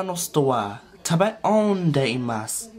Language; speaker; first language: Japanese; non-native, learner; English